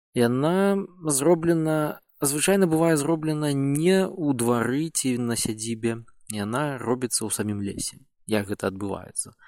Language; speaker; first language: Belarusian; native; Belarusian